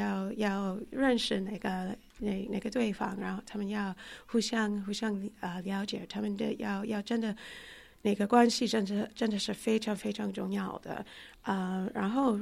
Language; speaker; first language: Chinese; non-native, fluent; English